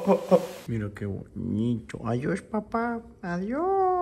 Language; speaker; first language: Spanish; native; Spanish